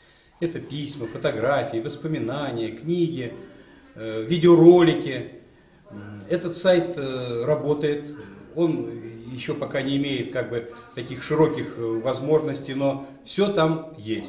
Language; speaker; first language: Russian; native; Russian